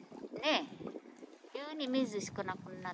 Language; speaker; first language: Japanese; non-native, learner; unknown